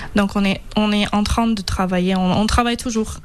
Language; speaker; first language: French; non-native, fluent; Ukrainian